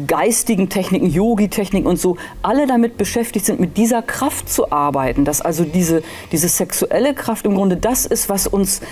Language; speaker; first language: German; native; German